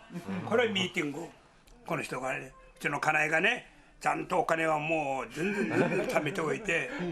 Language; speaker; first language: Japanese; native; Japanese